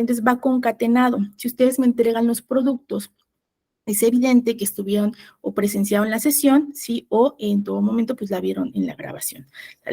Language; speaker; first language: Spanish; native; Spanish